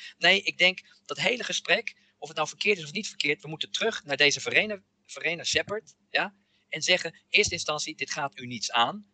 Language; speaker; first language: Dutch; non-native, fluent; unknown